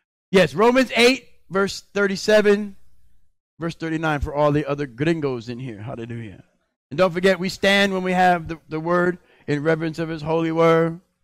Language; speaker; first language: English; native; English